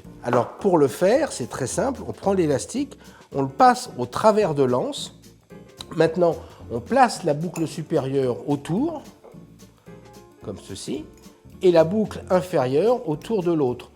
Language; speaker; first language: French; native; French